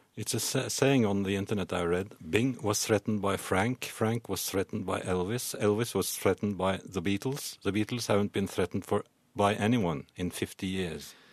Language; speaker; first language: English; non-native, fluent; Norwegian